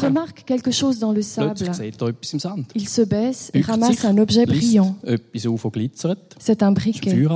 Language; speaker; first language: French; native; French